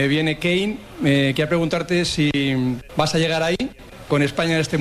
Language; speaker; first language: Spanish; native; Spanish